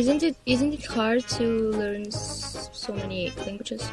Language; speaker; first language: English; non-native, learner; Russian